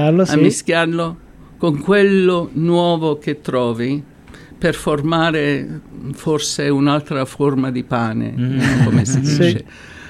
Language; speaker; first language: Italian; native; Italian